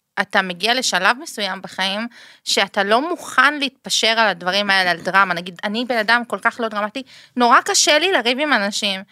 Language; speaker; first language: Hebrew; early bilingual, other home language; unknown